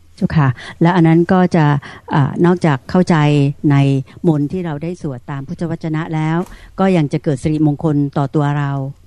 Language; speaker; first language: Thai; native; Thai